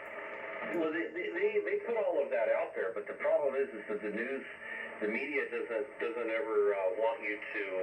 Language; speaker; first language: English; native; English